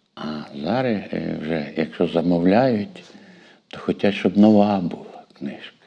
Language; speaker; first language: Ukrainian; native; Ukrainian